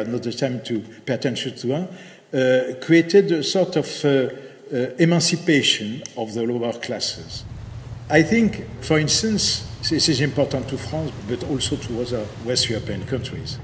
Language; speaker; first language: English; non-native, fluent; French